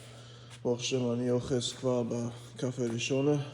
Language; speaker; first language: Hebrew; non-native, fluent; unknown